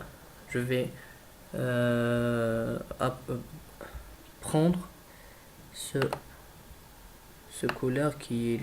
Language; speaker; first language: French; non-native, learner; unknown